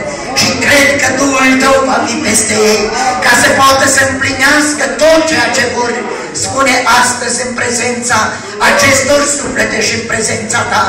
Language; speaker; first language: Romanian; native; Romanian